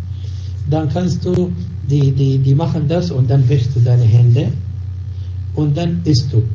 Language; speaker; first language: German; non-native, fluent; Arabic